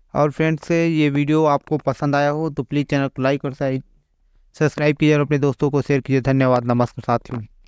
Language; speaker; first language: Hindi; native; Hindi